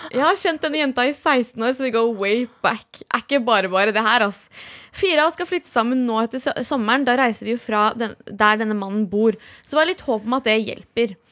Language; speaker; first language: Norwegian; early bilingual, other home language; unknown